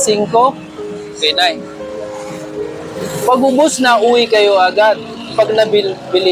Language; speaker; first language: Filipino; non-native, learner; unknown